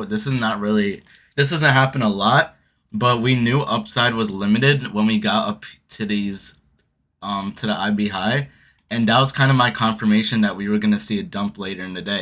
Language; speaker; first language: English; native; English